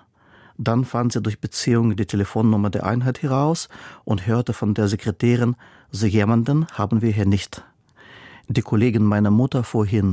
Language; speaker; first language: German; non-native, fluent; Russian